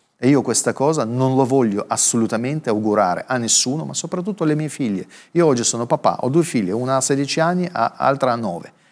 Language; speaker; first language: Italian; non-native, fluent; Russian